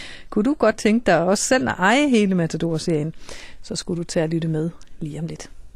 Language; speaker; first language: Danish; native; Danish